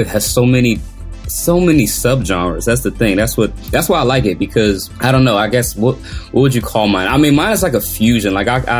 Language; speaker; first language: English; native; English